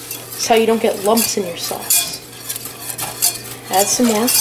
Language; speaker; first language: English; native; English